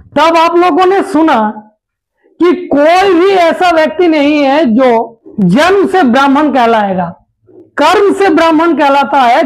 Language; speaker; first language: Hindi; non-native, local second language; Bangla